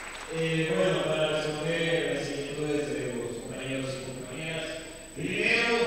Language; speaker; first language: Spanish; native; Spanish